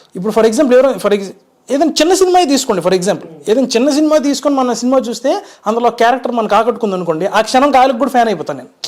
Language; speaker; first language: Telugu; native; Telugu